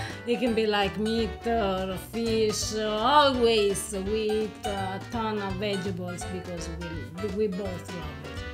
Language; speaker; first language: English; non-native, fluent; Italian